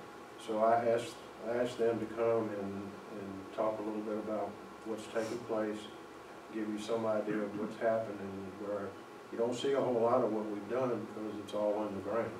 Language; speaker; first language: English; native; English